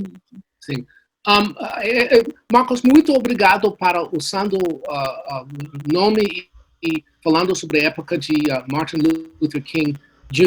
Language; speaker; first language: Portuguese; non-native, learner; English